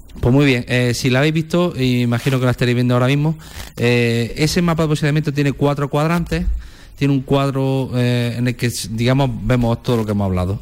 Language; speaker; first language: Spanish; native; Spanish